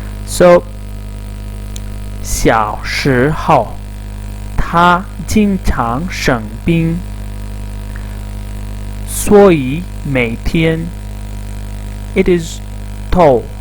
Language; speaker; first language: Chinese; non-native, fluent; Urdu